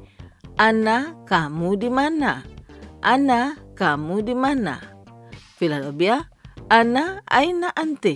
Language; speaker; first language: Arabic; non-native, fluent; Indonesian